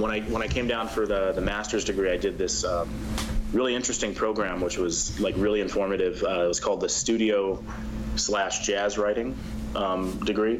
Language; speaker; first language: English; native; English